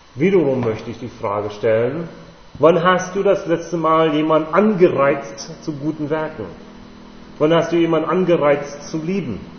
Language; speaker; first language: German; non-native, fluent; English